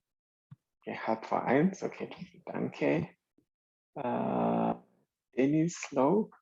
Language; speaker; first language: German; non-native, fluent; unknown